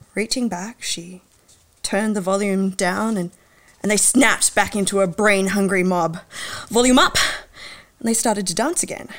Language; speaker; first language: English; native; English